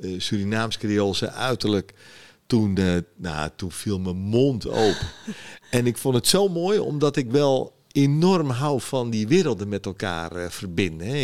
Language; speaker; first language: Dutch; early bilingual, other home language; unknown